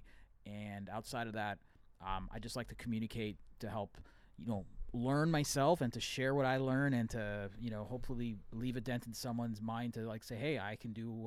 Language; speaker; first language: English; native; English